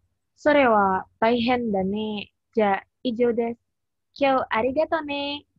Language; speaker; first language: Japanese; non-native, learner; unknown